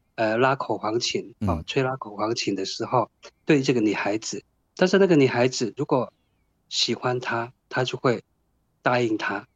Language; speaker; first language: Chinese; non-native, local second language; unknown